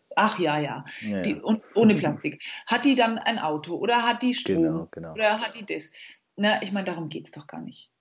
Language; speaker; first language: German; native; German